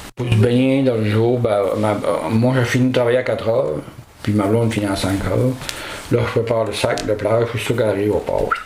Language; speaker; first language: French; native; French